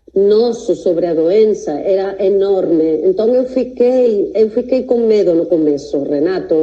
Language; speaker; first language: Portuguese; non-native, fluent; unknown